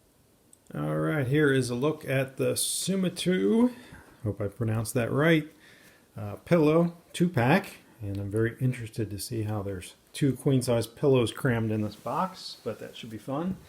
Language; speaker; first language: English; native; English